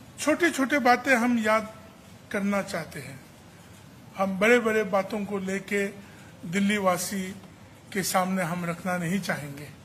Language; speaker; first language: Hindi; non-native, local second language; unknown